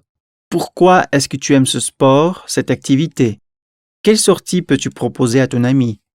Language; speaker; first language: French; non-native, fluent; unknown